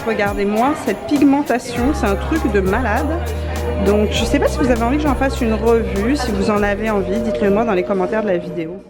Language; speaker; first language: French; native; French